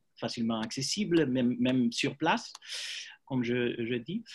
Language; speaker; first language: French; non-native, learner; English